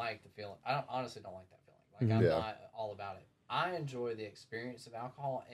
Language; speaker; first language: English; native; English